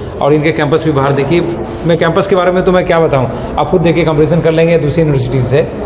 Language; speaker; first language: Hindi; native; Hindi